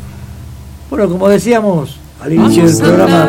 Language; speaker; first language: Spanish; native; Spanish